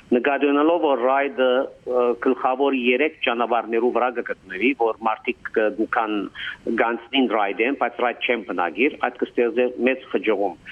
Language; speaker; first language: Armenian; early bilingual, heritage; Armenian